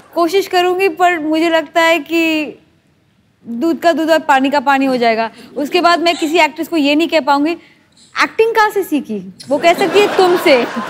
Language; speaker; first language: Hindi; native; Hindi